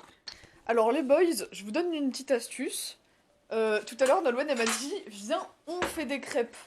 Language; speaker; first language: French; native; French